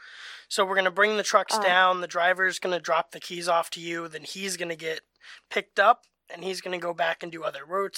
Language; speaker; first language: English; native; English